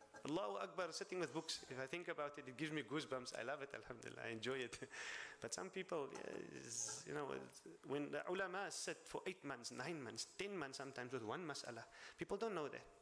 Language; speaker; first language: English; native; English